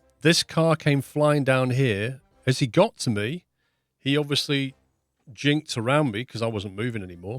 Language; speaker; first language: English; native; English